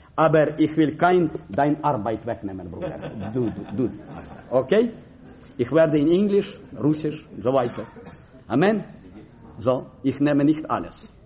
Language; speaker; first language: German; non-native, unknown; Russian